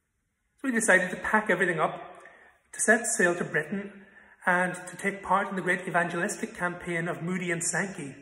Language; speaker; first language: English; native; English